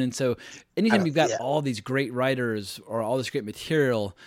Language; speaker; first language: English; native; English